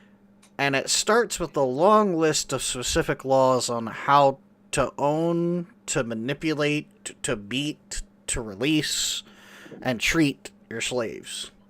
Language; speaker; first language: English; native; English